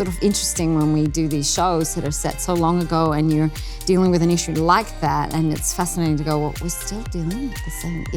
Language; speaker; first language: English; native; English